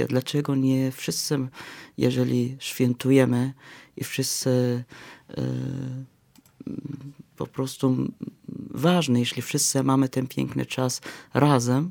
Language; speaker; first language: Polish; non-native, fluent; Arabic